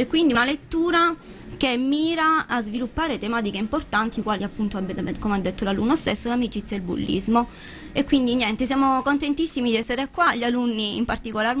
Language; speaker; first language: Italian; native; Italian